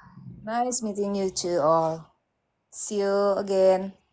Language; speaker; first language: English; non-native, learner; Indonesian